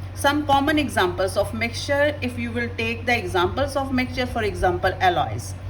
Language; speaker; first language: English; non-native, local second language; Punjabi